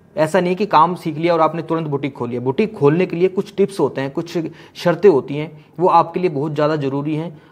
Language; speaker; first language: Hindi; native; Hindi